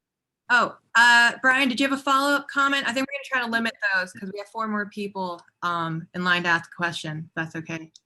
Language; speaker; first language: English; native; English